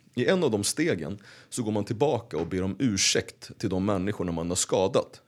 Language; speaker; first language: Swedish; native; Swedish